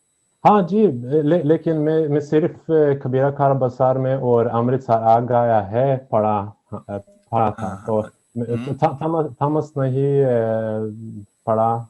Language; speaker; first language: Hindi; non-native, learner; Swedish